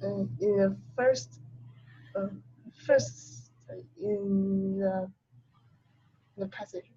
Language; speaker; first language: English; non-native, learner; Chinese